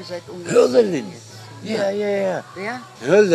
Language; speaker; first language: German; non-native, fluent; Dutch